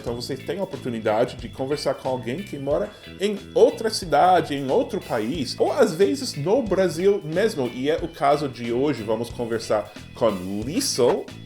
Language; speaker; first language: Portuguese; non-native, fluent; English